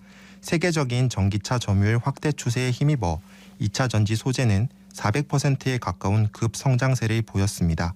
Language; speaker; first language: Korean; native; Korean